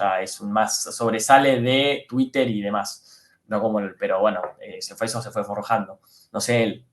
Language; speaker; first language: Spanish; native; Spanish